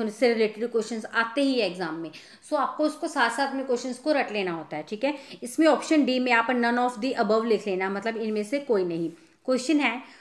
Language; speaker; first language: Hindi; non-native, local second language; Punjabi